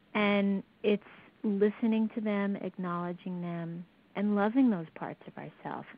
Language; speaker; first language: English; native; English